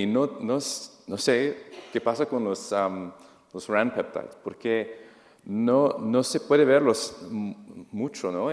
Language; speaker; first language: Spanish; non-native, fluent; English